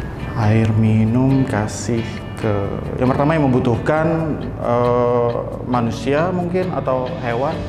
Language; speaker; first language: Indonesian; native; Indonesian